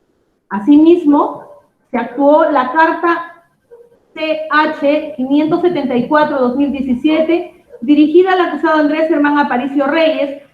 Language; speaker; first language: Spanish; native; Spanish